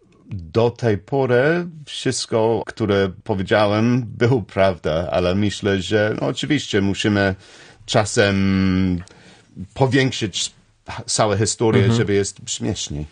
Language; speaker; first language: Polish; non-native, learner; English